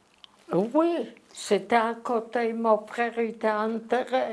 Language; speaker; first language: French; non-native, learner; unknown